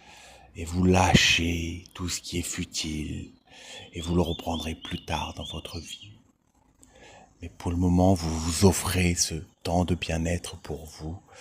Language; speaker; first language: French; native; French